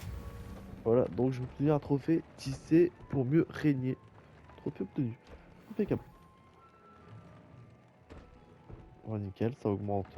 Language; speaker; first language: French; native; French